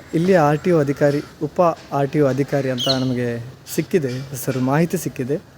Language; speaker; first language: Kannada; non-native, local second language; Tulu